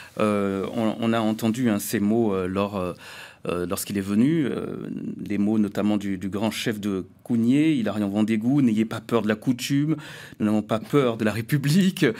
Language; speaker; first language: French; native; French